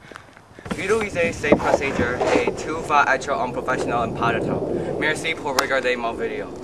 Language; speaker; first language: French; non-native, learner; English